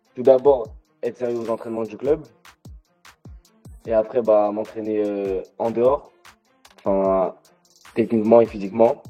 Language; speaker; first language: French; native; French